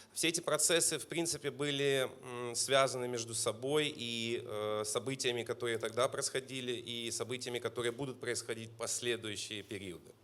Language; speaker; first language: Russian; native; Russian